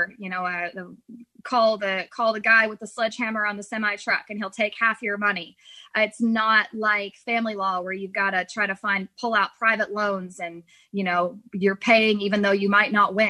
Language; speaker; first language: English; native; English